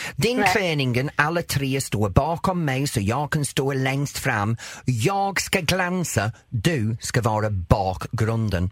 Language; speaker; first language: Swedish; non-native, fluent; English